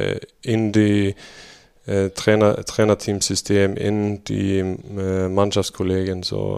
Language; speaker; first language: German; non-native, fluent; Swedish